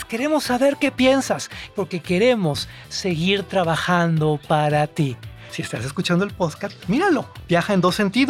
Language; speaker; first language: Spanish; native; Spanish